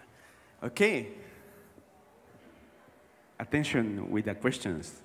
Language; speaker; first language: English; non-native, learner; Spanish